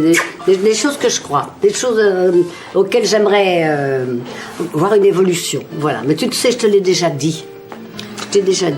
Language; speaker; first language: French; native; French